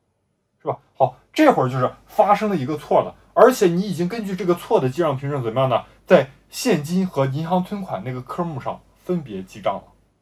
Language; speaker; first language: Chinese; native; Chinese